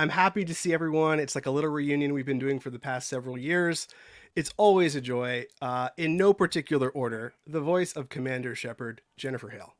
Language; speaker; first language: English; native; English